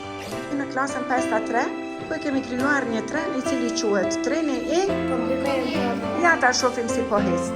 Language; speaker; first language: Albanian; native; Albanian